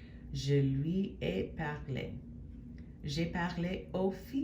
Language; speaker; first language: French; non-native, fluent; English